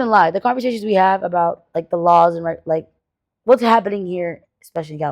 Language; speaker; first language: English; native; English